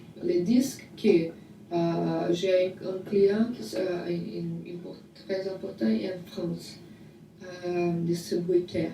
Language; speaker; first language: French; non-native, learner; Portuguese